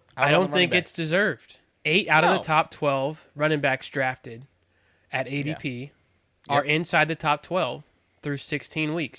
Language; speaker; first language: English; native; English